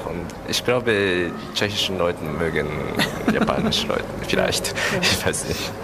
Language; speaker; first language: German; non-native, learner; Japanese